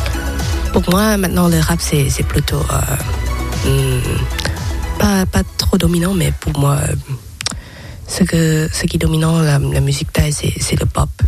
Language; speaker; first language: French; non-native, learner; Thai